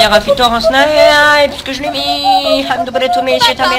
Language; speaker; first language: French; native; French